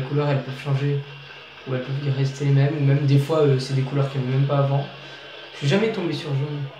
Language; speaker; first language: French; native; French